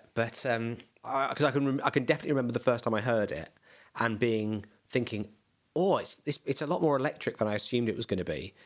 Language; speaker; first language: English; native; English